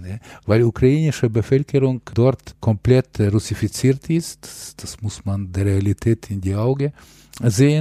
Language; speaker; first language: German; non-native, fluent; Ukrainian